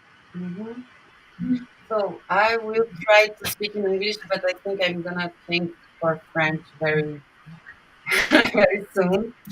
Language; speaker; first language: English; non-native, learner; Portuguese